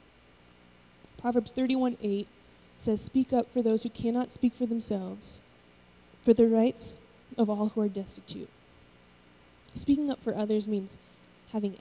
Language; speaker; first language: English; native; English